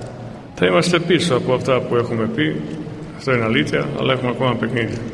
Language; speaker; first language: Greek; non-native, fluent; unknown